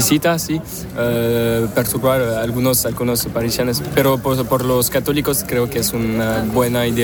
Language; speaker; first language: Spanish; non-native, learner; French